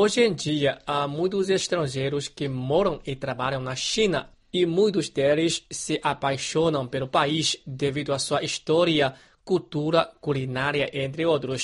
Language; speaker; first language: Portuguese; non-native, fluent; Chinese